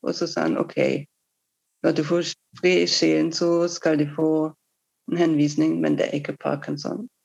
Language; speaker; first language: Norwegian; non-native, fluent; German